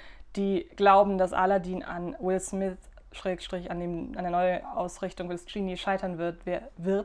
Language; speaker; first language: German; native; German